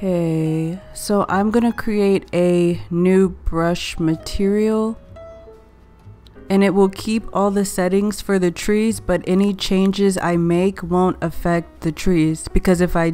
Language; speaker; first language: English; native; English